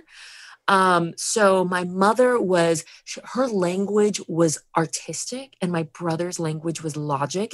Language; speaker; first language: English; early bilingual, other home language; Spanish